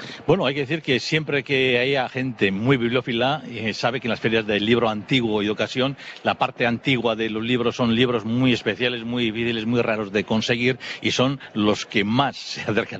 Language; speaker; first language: Spanish; native; Spanish